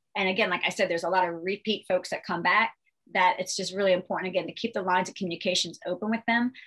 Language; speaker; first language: English; native; English